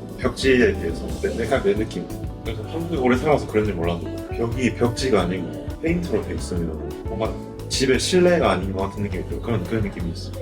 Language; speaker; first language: Korean; native; Korean